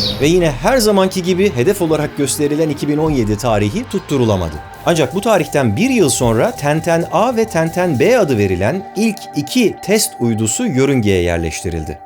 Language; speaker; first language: Turkish; native; Turkish